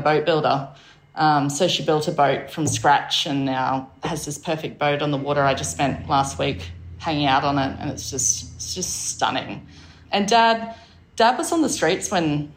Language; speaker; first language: English; native; English